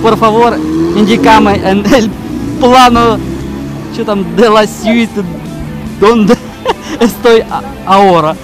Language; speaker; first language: Spanish; non-native, learner; Russian